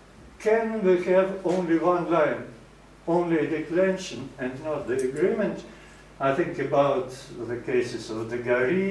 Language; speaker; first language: English; non-native, fluent; Russian